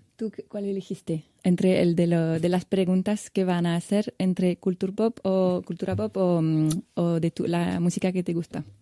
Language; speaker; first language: Spanish; non-native, fluent; French